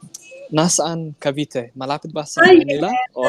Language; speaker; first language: Filipino; non-native, learner; English